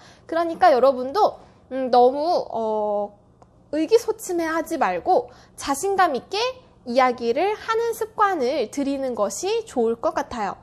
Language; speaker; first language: Korean; native; Korean